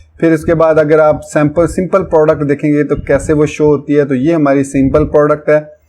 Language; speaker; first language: Urdu; non-native, local second language; Punjabi